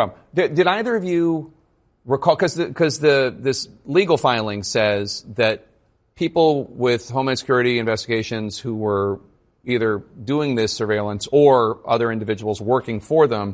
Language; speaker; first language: English; native; English